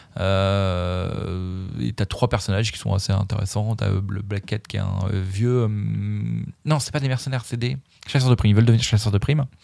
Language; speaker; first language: French; native; French